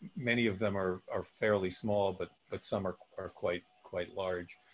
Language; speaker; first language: English; native; English